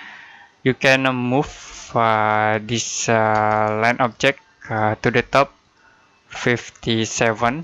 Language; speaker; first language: English; non-native, learner; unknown